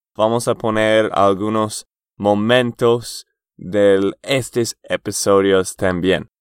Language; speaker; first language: Spanish; non-native, fluent; English